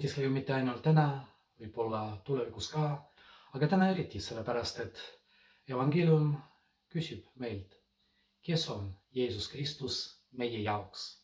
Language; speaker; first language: Estonian; non-native, fluent; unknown